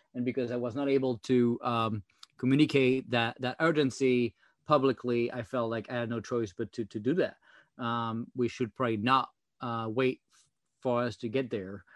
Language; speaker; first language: English; non-native, fluent; French